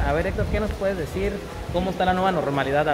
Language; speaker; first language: Spanish; native; Spanish